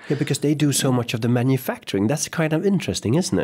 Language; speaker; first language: English; non-native, fluent; Swedish